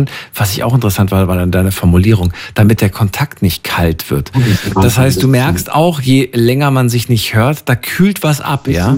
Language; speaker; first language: German; native; German